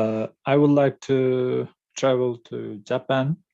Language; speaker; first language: English; non-native, learner; Kyrgyz